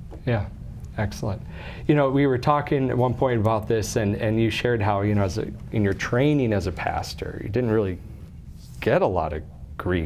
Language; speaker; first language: English; native; English